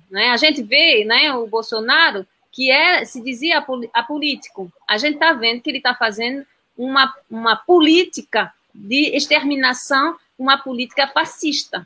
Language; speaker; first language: Portuguese; non-native, fluent; French